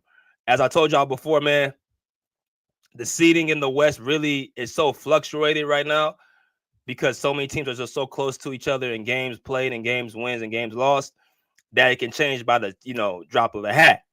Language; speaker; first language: English; native; English